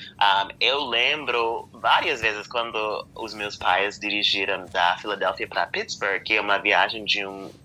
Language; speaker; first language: Portuguese; non-native, fluent; English